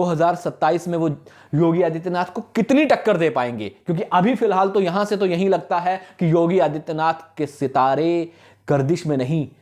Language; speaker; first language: Hindi; native; Hindi